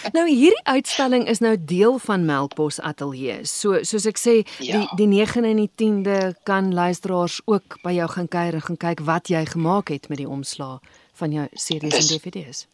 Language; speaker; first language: Afrikaans; native; Afrikaans